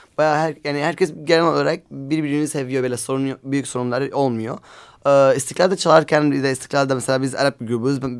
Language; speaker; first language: Turkish; non-native, learner; Arabic